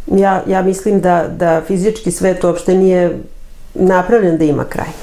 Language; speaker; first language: Serbian; native; Serbian